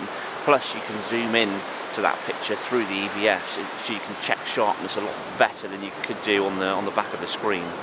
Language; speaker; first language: English; native; English